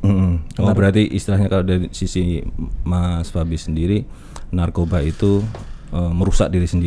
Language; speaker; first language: Indonesian; native; Indonesian